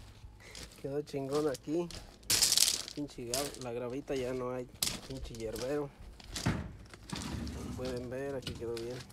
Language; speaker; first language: Spanish; native; Spanish